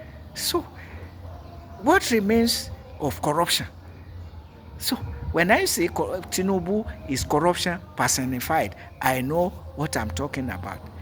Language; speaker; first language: English; non-native, local second language; Yoruba